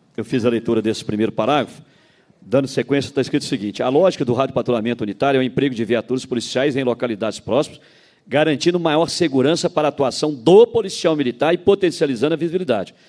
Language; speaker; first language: Portuguese; native; Portuguese